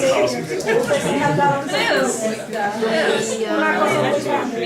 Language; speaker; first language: Spanish; non-native, fluent; English